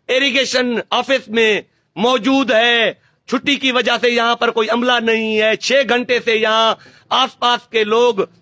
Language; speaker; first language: Urdu; non-native, local second language; Sindhi